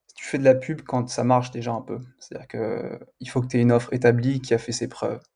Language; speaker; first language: French; native; French